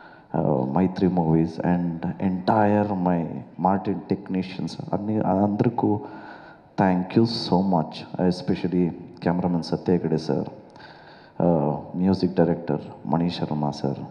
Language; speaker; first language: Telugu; non-native, learner; Kannada